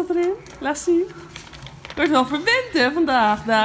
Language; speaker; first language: Dutch; native; Dutch